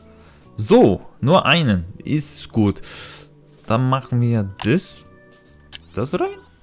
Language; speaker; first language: German; non-native, fluent; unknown